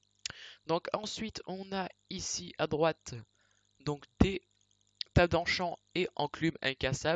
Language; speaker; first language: French; native; French